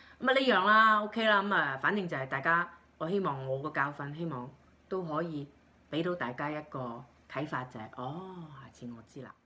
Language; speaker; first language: Cantonese; native; Cantonese